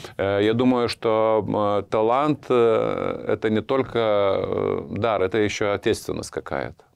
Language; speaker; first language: Russian; non-native, fluent; Lithuanian